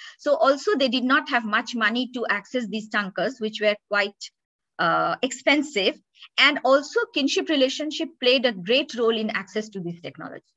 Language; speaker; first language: English; non-native, local second language; Bangla